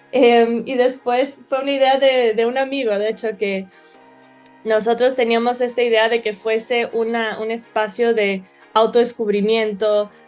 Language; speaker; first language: Spanish; early bilingual, other home language; Portuguese